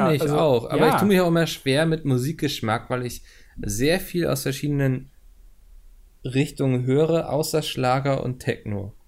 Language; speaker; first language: German; native; German